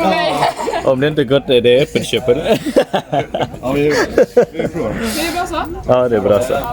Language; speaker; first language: Swedish; non-native, learner; Thai